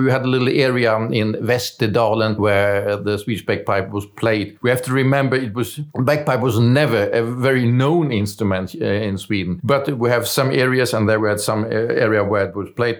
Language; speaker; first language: English; non-native, fluent; German